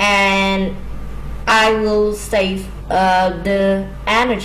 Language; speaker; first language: English; non-native, learner; Vietnamese